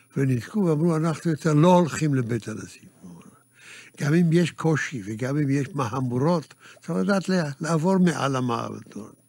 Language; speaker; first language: Hebrew; early bilingual, other home language; Yiddish